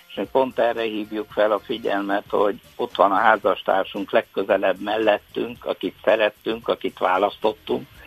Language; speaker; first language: Hungarian; early bilingual, other home language; Russian